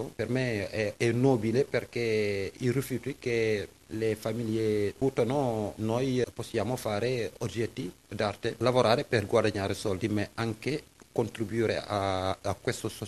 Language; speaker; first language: Italian; non-native, learner; French